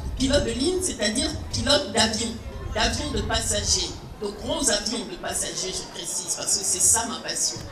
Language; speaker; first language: French; early bilingual, other home language; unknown